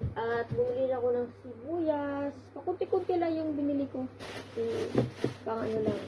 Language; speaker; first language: Filipino; native; Filipino